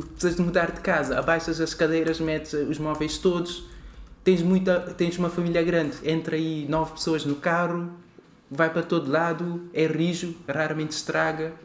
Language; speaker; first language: Portuguese; non-native, local second language; Kabuverdianu